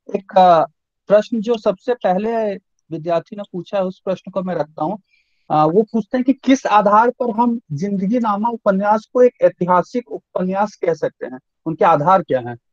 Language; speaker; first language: Hindi; native; Hindi